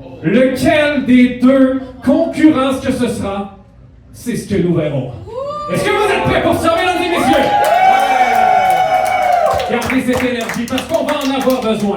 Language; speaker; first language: French; native; French